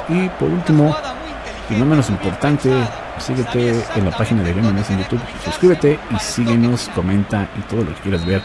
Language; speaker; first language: Spanish; native; Spanish